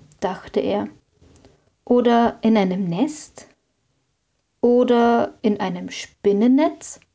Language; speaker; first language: German; native; German